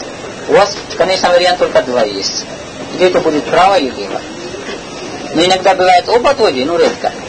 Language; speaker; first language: Russian; non-native, learner; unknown